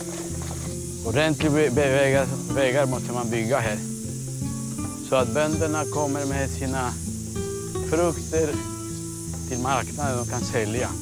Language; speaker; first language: Swedish; early bilingual, heritage; Swedish